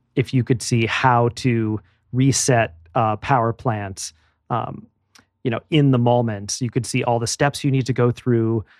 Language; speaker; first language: English; native; English